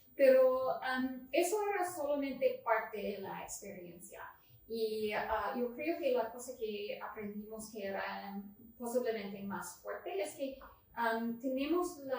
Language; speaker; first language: Spanish; non-native, learner; English